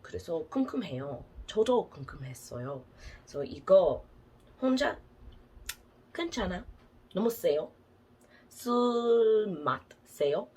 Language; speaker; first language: Korean; non-native, learner; English